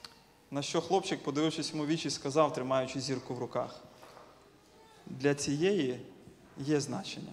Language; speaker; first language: Ukrainian; native; Ukrainian